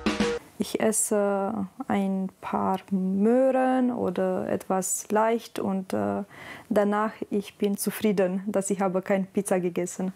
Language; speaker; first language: German; non-native, learner; Romanian